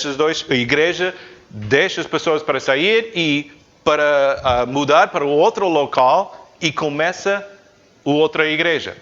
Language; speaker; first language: Portuguese; non-native, fluent; English